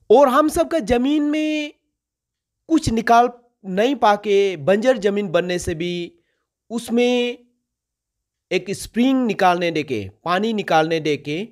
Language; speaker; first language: Hindi; non-native, local second language; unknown